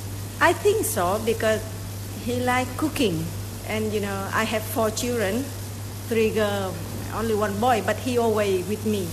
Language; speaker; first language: English; non-native, learner; Vietnamese